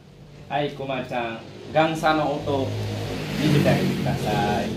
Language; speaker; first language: Japanese; non-native, fluent; Indonesian